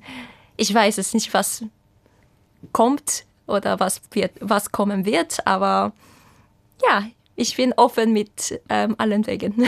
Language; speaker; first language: German; non-native, fluent; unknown